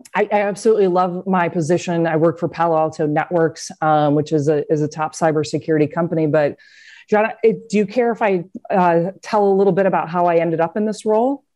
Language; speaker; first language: English; native; English